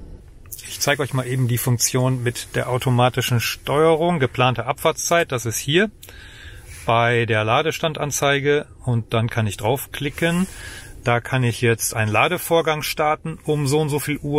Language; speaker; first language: German; native; German